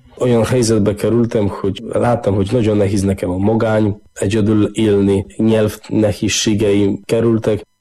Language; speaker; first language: Hungarian; non-native, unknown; Polish